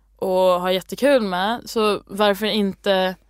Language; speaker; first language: Swedish; early bilingual, other home language; English